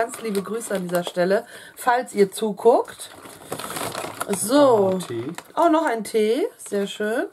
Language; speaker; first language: German; native; German